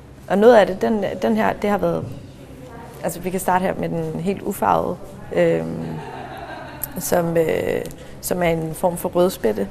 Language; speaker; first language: Danish; native; Danish